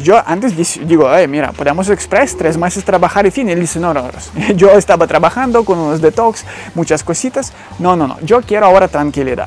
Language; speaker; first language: Spanish; non-native, fluent; Ukrainian